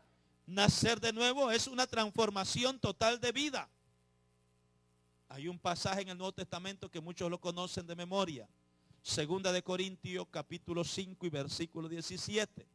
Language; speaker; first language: Spanish; native; Spanish